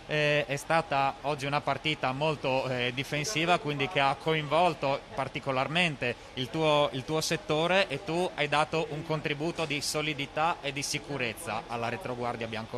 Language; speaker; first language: Italian; native; Italian